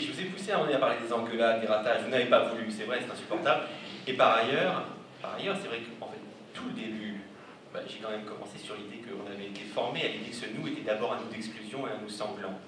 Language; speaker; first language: French; native; French